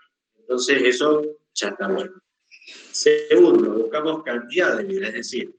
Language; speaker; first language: Spanish; native; Spanish